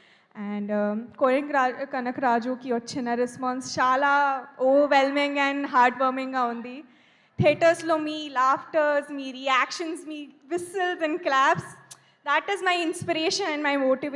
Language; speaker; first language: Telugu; non-native, learner; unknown